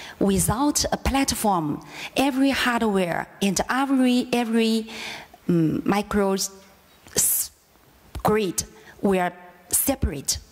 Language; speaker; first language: English; non-native, fluent; Chinese